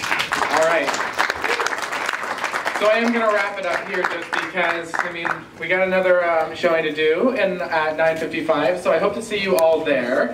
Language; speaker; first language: English; native; English